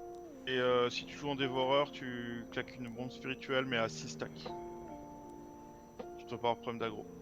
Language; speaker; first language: French; native; French